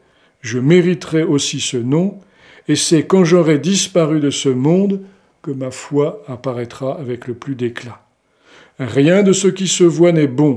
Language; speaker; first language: French; native; French